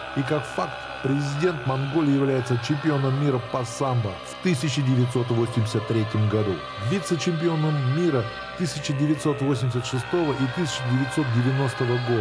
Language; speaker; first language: Russian; native; Russian